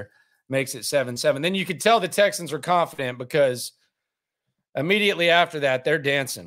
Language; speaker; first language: English; native; English